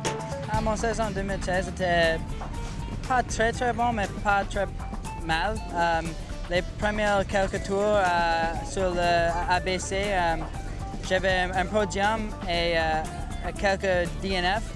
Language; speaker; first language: French; non-native, learner; English